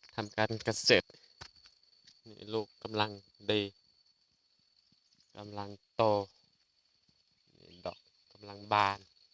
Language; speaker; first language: Thai; native; Thai